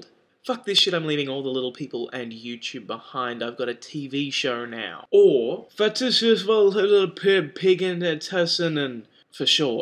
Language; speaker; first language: English; native; English